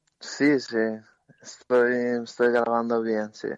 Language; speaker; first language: Spanish; non-native, learner; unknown